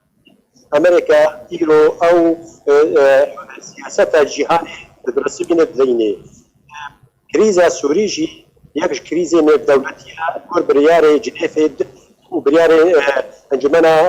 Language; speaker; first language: Kurdish; native; Kurdish